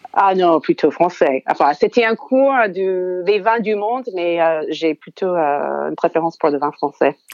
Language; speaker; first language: French; non-native, fluent; English